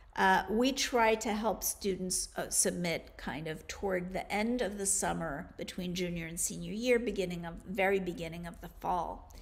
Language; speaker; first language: English; native; English